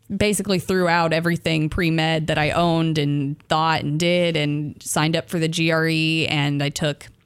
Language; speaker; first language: English; native; English